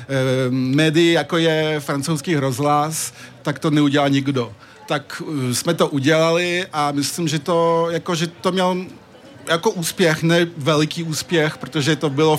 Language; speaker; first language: Czech; early bilingual, heritage; French